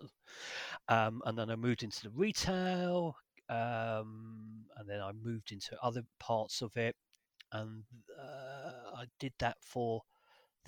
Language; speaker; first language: English; native; English